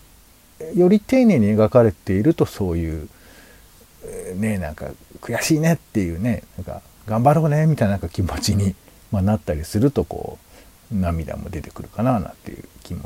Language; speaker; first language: Japanese; native; Japanese